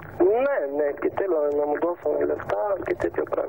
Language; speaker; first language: Greek; non-native, learner; Bulgarian